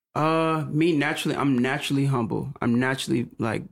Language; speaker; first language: English; native; English